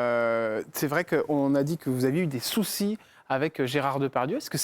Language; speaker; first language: French; native; French